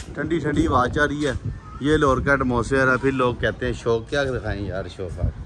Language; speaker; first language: Urdu; non-native, local second language; Punjabi